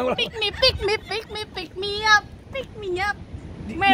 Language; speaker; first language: English; non-native, learner; Indonesian